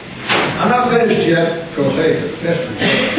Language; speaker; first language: English; native; English